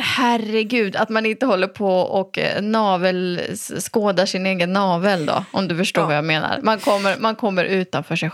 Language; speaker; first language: Swedish; native; Swedish